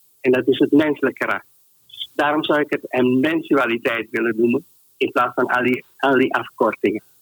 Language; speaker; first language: Dutch; native; Dutch